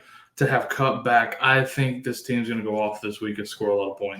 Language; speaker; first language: English; native; English